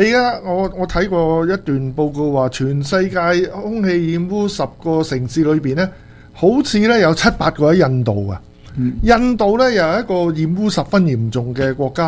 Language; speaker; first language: Chinese; native; Chinese